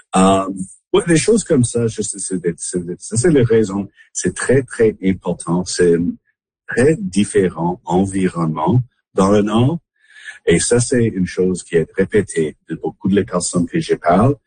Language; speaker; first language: French; non-native, local second language; English